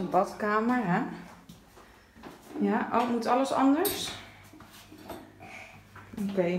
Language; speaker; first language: Dutch; native; Dutch